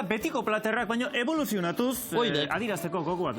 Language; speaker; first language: Basque; native; Basque